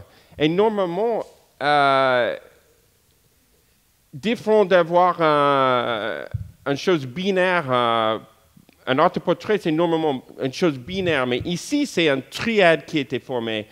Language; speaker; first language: French; non-native, fluent; English